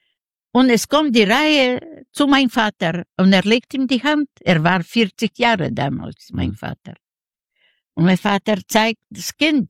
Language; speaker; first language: German; non-native, learner; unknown